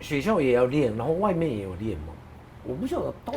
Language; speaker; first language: Chinese; non-native, fluent; Japanese